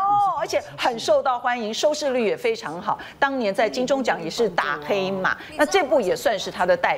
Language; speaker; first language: Chinese; native; Chinese